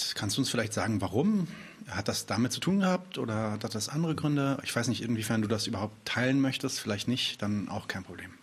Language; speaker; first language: German; early bilingual, other home language; Arabic